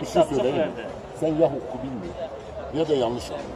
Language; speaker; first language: Turkish; native; Turkish